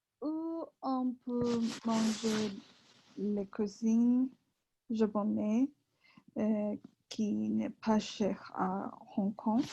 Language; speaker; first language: French; non-native, learner; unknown